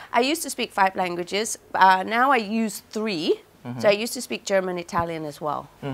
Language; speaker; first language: English; non-native, fluent; Thai